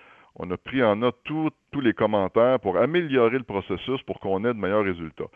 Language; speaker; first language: French; native; French